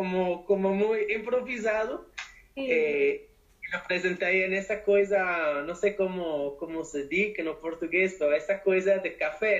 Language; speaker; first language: Portuguese; non-native, learner; Spanish